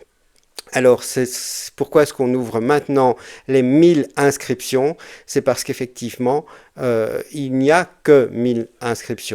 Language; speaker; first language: French; native; French